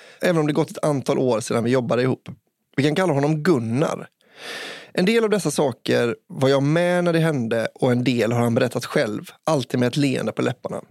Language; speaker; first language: Swedish; native; Swedish